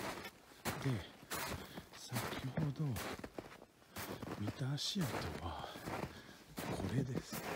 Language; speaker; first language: Japanese; non-native, fluent; French